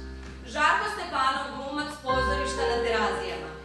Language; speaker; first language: Serbian; native; Serbian